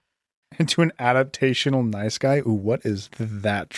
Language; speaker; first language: English; native; English